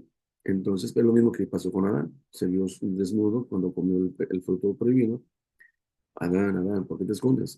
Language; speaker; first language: Spanish; native; Spanish